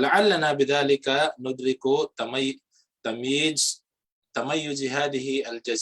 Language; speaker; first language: Arabic; non-native, fluent; Filipino